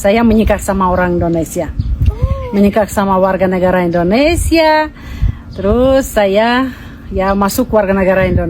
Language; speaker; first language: Indonesian; non-native, fluent; Russian